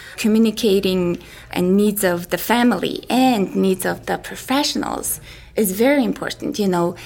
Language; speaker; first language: English; non-native, fluent; Mongolian